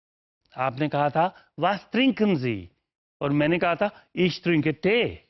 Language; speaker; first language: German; non-native, fluent; Urdu